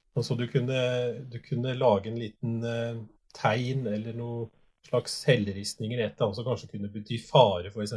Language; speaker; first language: Norwegian; native; Norwegian